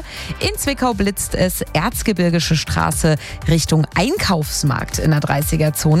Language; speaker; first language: German; native; German